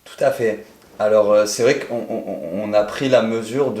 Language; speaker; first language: French; native; French